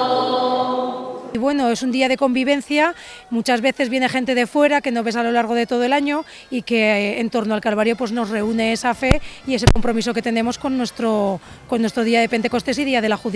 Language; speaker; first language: Spanish; native; Spanish